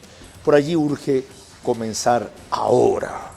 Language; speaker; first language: Spanish; native; Spanish